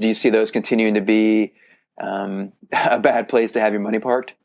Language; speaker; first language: English; native; English